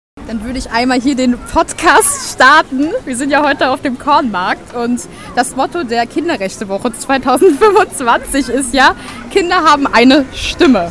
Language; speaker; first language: German; native; German